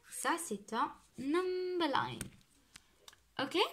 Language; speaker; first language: French; non-native, local second language; Morisyen